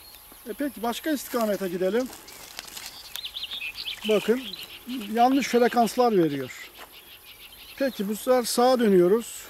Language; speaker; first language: Turkish; native; Turkish